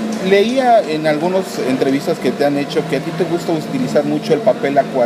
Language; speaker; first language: Spanish; native; Spanish